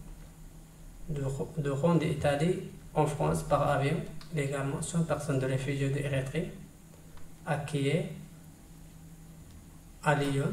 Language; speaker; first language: French; non-native, learner; Tigrinya